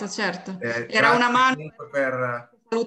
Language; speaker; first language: Italian; native; Italian